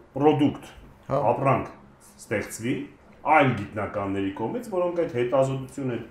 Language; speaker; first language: Armenian; native; Armenian